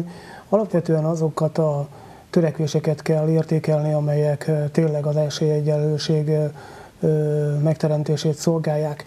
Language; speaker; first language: Hungarian; native; Hungarian